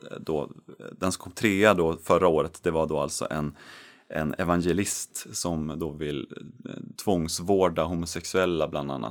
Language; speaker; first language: Swedish; native; Swedish